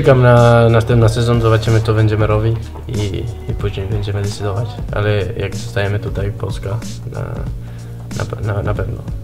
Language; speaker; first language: Polish; non-native, learner; Spanish